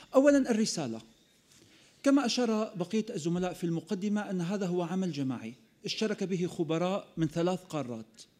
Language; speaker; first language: Arabic; native; Arabic